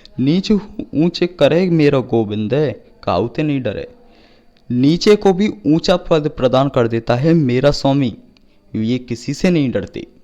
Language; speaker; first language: Hindi; native; Hindi